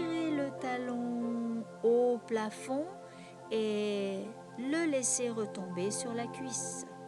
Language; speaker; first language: French; native; French